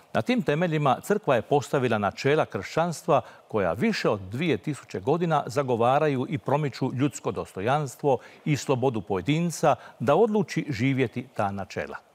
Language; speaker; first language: Croatian; native; Croatian